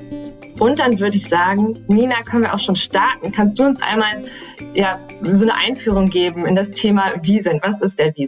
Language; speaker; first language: German; native; German